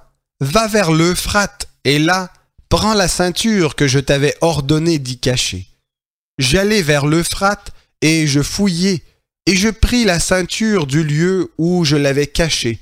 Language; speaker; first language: French; native; French